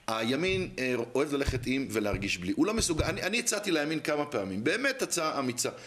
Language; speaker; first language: Hebrew; native; Hebrew